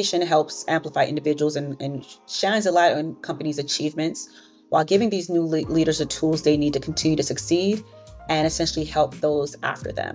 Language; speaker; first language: English; native; English